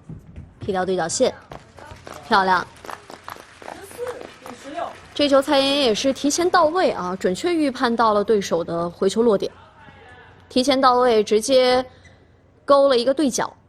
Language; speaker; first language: Chinese; native; Chinese